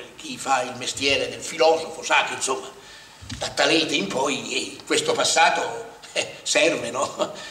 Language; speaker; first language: Italian; native; Italian